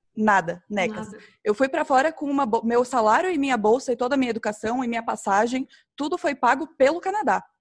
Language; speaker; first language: Portuguese; native; Portuguese